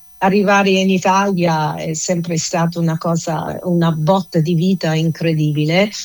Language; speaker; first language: Italian; non-native, fluent; English